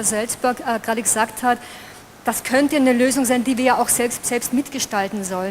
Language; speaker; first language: German; native; German